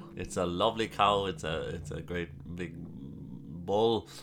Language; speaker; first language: English; native; English